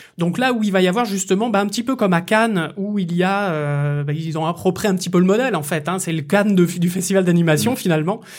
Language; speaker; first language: French; native; French